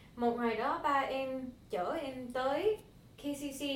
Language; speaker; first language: Vietnamese; early bilingual, heritage; Vietnamese